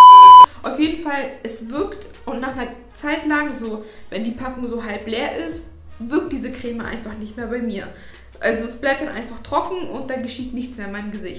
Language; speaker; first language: German; native; German